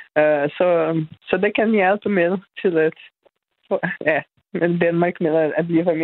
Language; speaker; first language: Danish; non-native, fluent; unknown